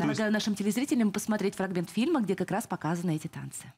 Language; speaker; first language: Russian; native; Russian